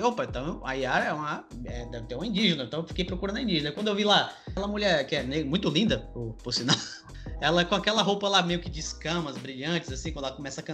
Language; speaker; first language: Portuguese; native; Portuguese